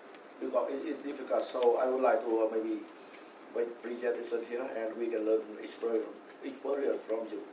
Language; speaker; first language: English; non-native, learner; Vietnamese